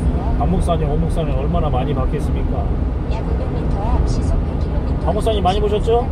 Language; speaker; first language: Korean; native; Korean